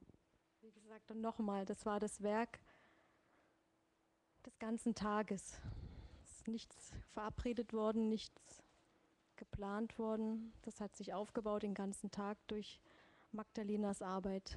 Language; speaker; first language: German; native; German